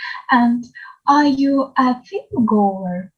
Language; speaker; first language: English; non-native, learner; Ukrainian